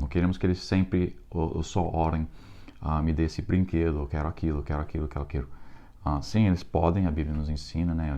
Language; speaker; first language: Portuguese; non-native, fluent; English